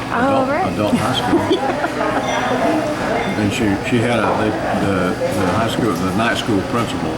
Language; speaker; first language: English; native; English